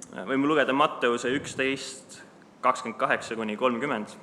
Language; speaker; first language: Estonian; native; Estonian